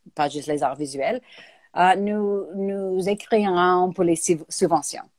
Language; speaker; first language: French; native; French